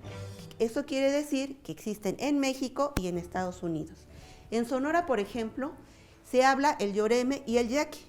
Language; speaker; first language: Spanish; native; Spanish